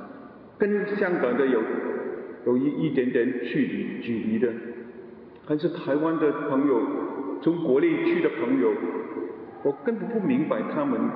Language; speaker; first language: Chinese; non-native, local second language; Cantonese